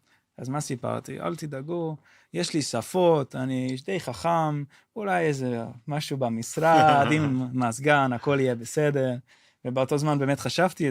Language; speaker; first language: Hebrew; non-native, fluent; Dutch